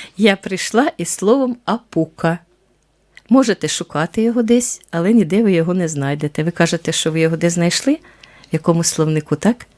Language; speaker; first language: Ukrainian; native; Ukrainian